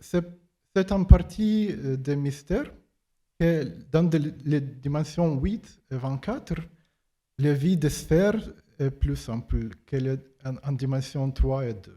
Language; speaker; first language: French; non-native, fluent; Ukrainian